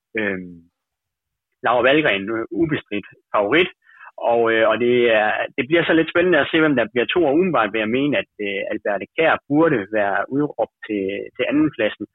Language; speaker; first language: Danish; native; Danish